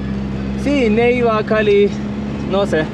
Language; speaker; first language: Spanish; non-native, learner; Turkish